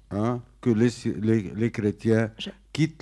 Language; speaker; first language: French; non-native, learner; Arabic